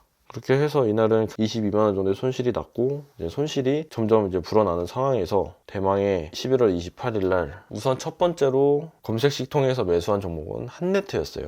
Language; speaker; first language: Korean; native; Korean